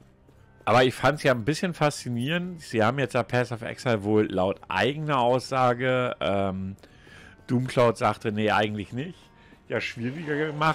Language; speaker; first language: German; native; German